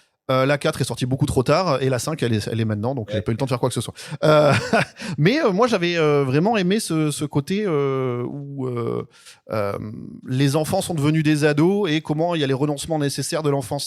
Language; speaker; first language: French; native; French